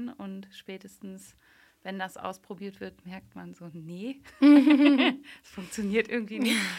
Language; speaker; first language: German; native; German